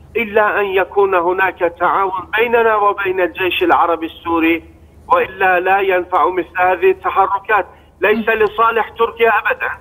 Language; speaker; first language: Arabic; non-native, fluent; Turkish